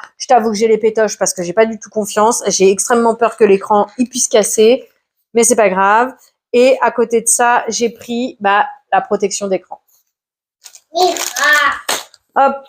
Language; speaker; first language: French; native; French